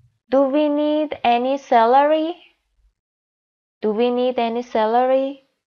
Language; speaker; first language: English; non-native, fluent; Persian